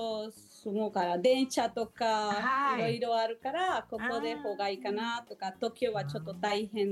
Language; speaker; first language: Japanese; non-native, learner; Spanish